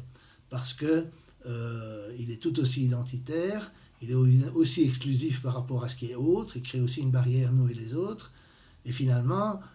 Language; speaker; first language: French; native; French